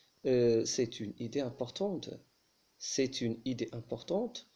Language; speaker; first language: French; non-native, local second language; Arabic